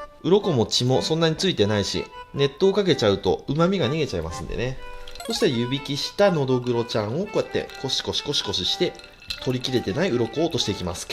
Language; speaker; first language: Japanese; native; Japanese